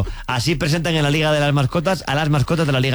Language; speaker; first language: Spanish; native; Spanish